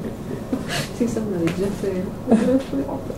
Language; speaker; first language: French; native; French